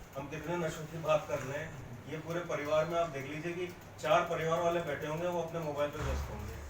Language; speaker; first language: Hindi; native; Hindi